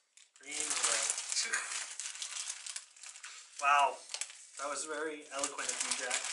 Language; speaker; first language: English; native; English